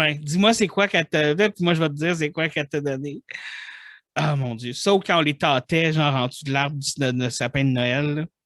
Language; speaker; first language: French; native; French